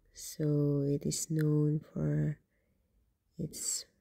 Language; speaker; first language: English; non-native, local second language; Filipino